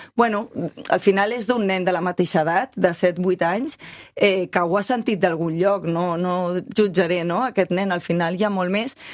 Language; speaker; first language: Catalan; native; Catalan